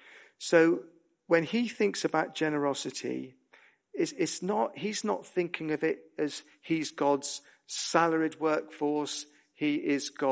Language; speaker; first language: English; native; English